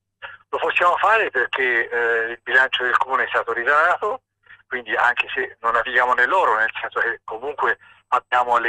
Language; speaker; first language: Italian; native; Italian